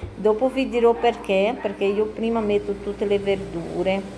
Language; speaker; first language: Italian; non-native, fluent; Portuguese